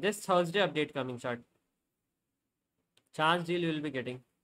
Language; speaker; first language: English; non-native, local second language; Hindi